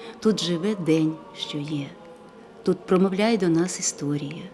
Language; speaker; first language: Ukrainian; native; Ukrainian